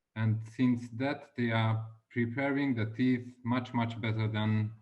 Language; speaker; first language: English; non-native, fluent; Hungarian